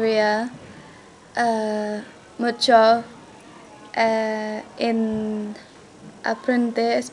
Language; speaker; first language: Spanish; non-native, learner; English